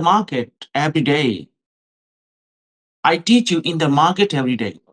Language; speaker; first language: English; non-native, fluent; Hindi